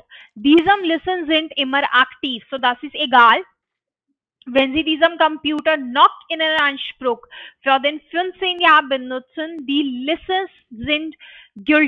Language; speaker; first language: German; non-native, learner; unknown